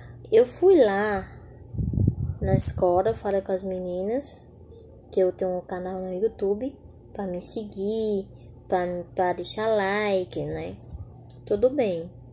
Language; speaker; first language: Portuguese; non-native, learner; Haitian Creole